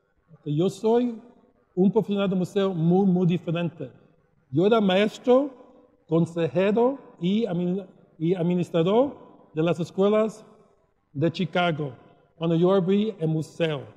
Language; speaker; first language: Spanish; early bilingual, heritage; Spanish